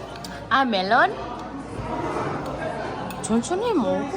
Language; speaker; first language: Korean; non-native, learner; Filipino